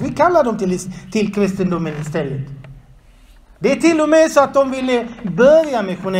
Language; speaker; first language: Swedish; non-native, fluent; Arabic